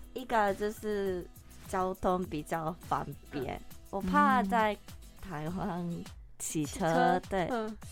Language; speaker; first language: Chinese; non-native, fluent; Japanese